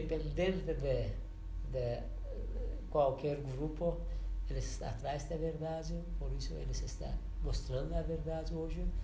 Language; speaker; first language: Portuguese; non-native, learner; Persian